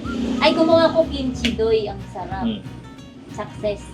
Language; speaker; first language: Filipino; native; Filipino